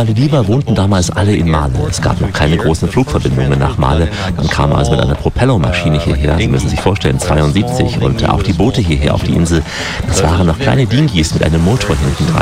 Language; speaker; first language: German; native; German